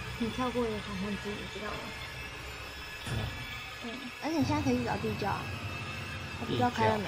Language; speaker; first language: Chinese; native; Chinese